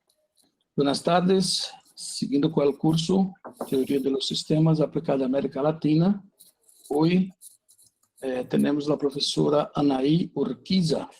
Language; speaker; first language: Spanish; non-native, fluent; Portuguese